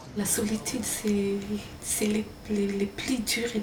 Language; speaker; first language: French; non-native, local second language; Malagasy